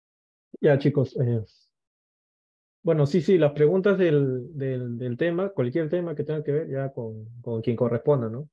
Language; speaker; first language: Spanish; native; Spanish